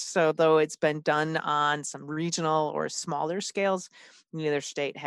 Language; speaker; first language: English; native; English